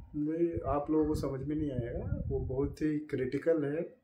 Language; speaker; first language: Hindi; native; Hindi